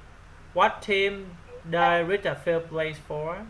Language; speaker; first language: English; non-native, learner; Vietnamese